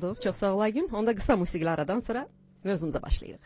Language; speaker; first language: Azerbaijani; native; Azerbaijani